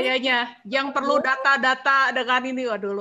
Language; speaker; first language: Indonesian; native; Indonesian